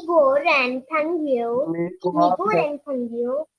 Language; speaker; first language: Chinese; non-native, learner; Urdu